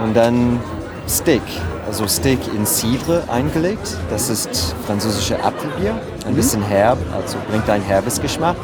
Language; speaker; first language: German; non-native, learner; French